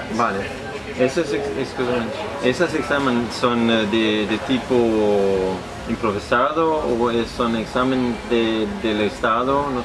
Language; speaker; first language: Spanish; non-native, learner; Danish